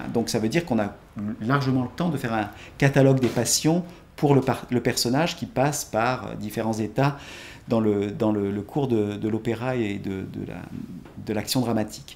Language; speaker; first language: French; native; French